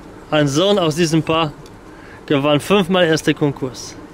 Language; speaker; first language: German; non-native, fluent; Polish